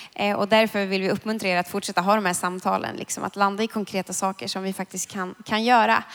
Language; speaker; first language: Swedish; native; Swedish